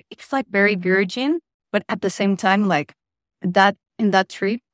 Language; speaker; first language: English; non-native, fluent; Spanish